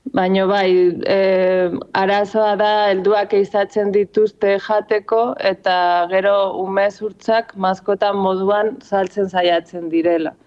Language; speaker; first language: Basque; non-native, local second language; Spanish